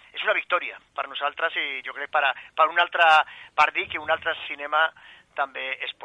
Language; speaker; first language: Catalan; non-native, fluent; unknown